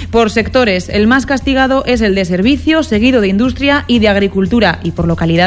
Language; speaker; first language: Spanish; native; Spanish